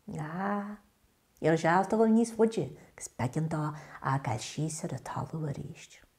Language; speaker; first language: Irish; native; Irish